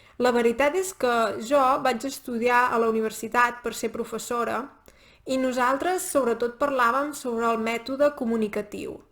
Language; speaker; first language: Catalan; native; Catalan